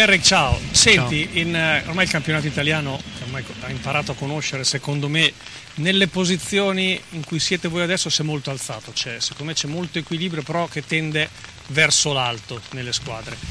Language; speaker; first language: Italian; native; Italian